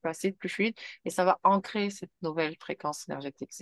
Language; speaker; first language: French; native; French